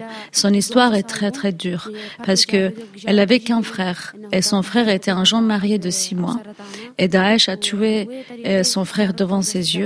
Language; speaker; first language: French; non-native, fluent; Kurdish